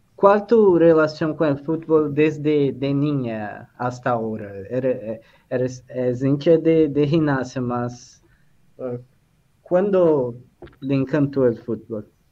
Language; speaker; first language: Spanish; non-native, fluent; Portuguese